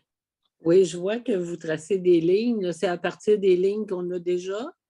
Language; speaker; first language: French; native; French